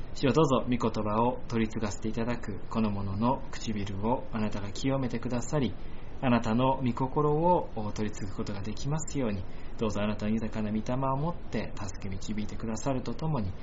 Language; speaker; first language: Japanese; native; Japanese